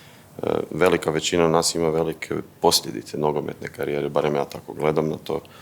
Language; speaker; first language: Bosnian; native; Bosnian